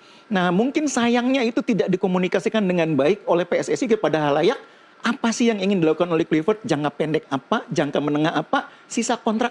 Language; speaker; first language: Indonesian; native; Indonesian